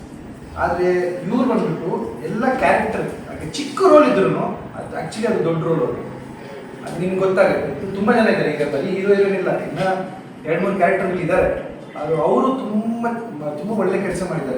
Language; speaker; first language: Kannada; non-native, local second language; Tulu